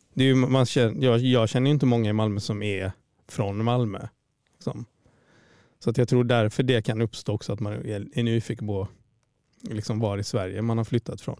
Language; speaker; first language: Swedish; native; Swedish